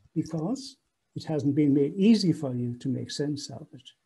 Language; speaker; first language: English; native; English